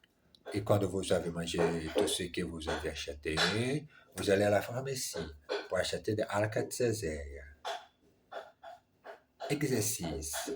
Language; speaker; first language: French; non-native, learner; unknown